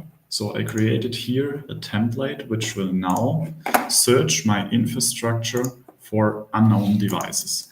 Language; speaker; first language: English; non-native, fluent; German